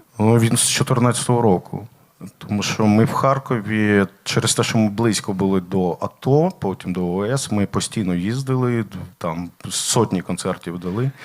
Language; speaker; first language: Ukrainian; non-native, local second language; Russian